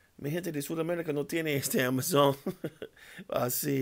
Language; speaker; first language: Spanish; non-native, learner; English